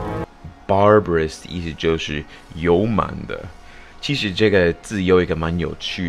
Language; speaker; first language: Chinese; non-native, fluent; English